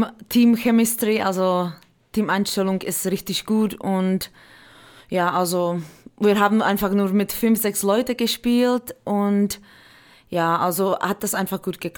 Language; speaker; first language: German; non-native, fluent; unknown